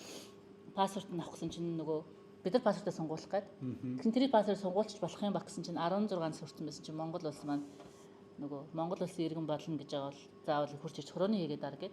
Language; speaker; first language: Mongolian; native; Mongolian